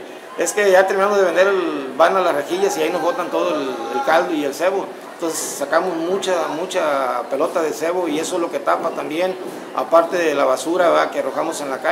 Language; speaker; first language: Spanish; native; Spanish